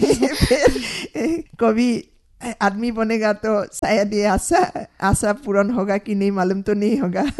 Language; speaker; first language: Hindi; non-native, local second language; Assamese